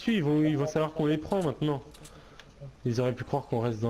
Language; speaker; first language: French; native; French